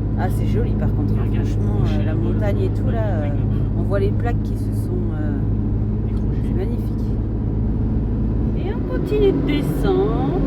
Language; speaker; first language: French; native; French